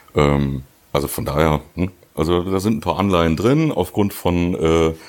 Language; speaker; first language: German; native; German